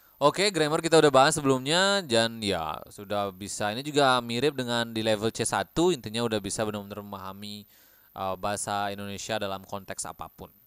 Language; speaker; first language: Indonesian; native; Indonesian